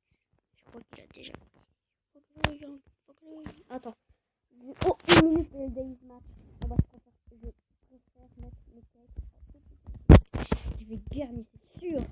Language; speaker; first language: French; native; French